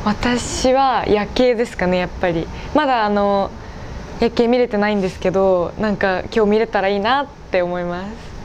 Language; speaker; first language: Japanese; native; Japanese